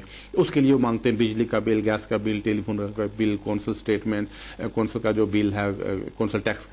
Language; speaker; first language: Urdu; native; Urdu